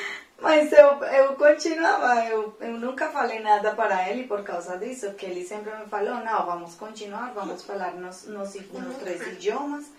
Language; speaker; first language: Portuguese; non-native, fluent; Spanish